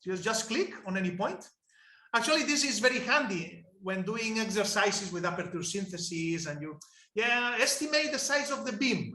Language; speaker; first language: English; non-native, fluent; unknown